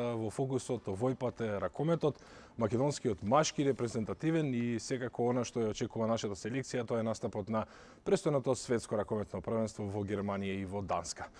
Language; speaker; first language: Macedonian; native; Macedonian